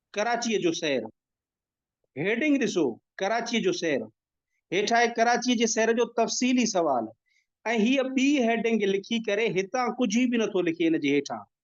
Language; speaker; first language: Sindhi; native; Sindhi